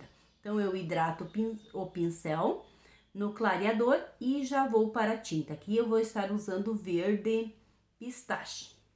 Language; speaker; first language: Portuguese; native; Portuguese